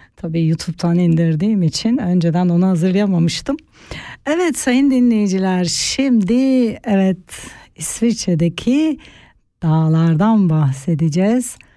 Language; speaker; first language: Turkish; native; Turkish